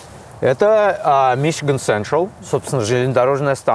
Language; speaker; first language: Russian; native; Russian